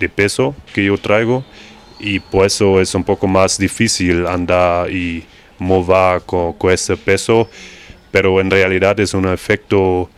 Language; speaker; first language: Spanish; non-native, learner; German